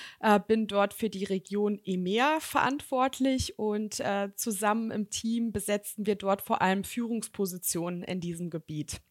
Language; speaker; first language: German; early bilingual, other home language; Serbian